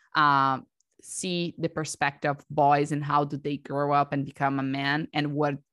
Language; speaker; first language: English; non-native, fluent; Portuguese